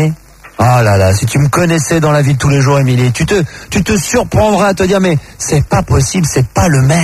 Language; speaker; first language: French; native; French